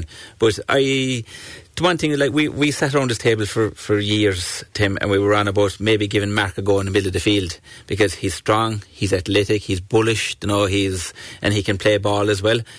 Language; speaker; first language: English; native; English